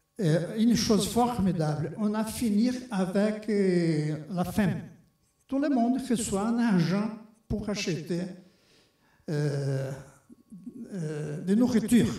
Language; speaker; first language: French; non-native, fluent; Portuguese